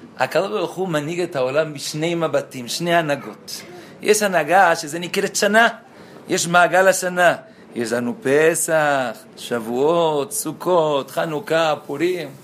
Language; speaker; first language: Hebrew; non-native, fluent; Spanish